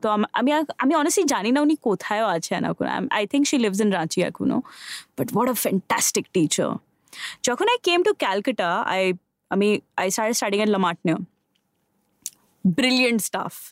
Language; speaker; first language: Bangla; early bilingual, heritage; Bangla